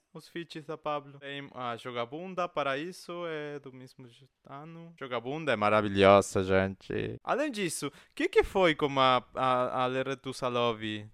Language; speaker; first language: Portuguese; non-native, fluent; Spanish